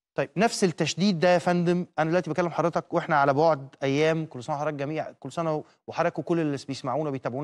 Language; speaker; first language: Arabic; native; Arabic